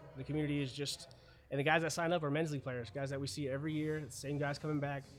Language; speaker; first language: English; early bilingual, other home language; German